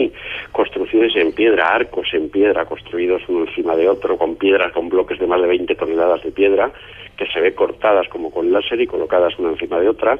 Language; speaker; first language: Spanish; native; Spanish